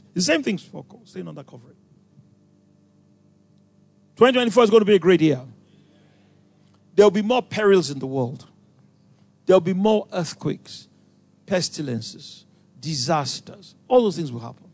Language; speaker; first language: English; non-native, local second language; Yoruba